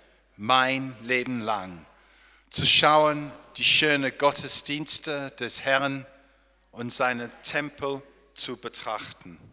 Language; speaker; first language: German; non-native, fluent; English